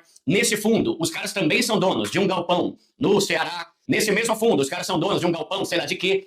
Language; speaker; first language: Portuguese; native; Portuguese